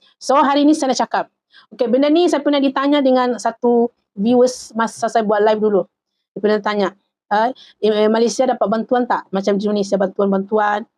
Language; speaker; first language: Malay; native; Malay